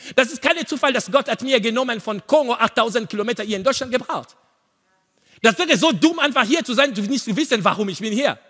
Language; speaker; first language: German; non-native, learner; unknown